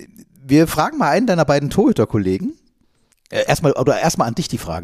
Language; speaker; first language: German; native; German